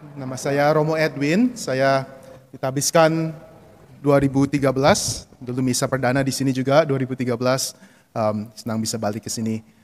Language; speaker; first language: Indonesian; native; Indonesian